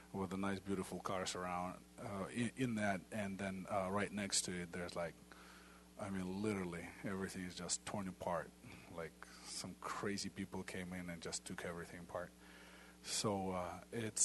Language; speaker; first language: English; non-native, fluent; Ukrainian